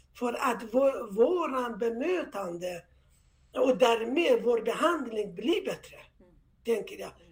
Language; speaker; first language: Swedish; non-native, fluent; Persian